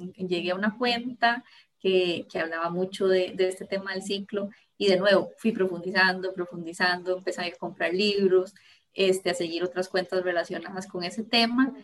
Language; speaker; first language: Spanish; native; Spanish